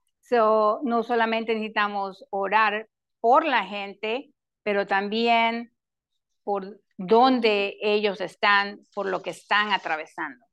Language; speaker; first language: Spanish; non-native, local second language; English